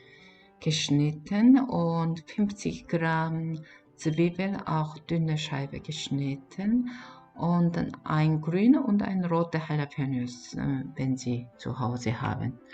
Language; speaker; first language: German; non-native, fluent; Korean